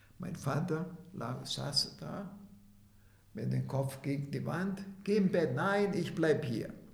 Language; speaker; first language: German; non-native, fluent; Italian